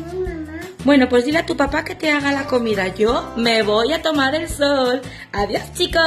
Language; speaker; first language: Spanish; native; Spanish